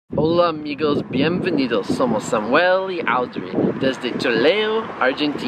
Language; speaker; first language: Spanish; non-native, learner; English